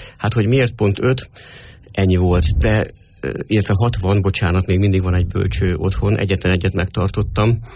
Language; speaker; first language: Hungarian; native; Hungarian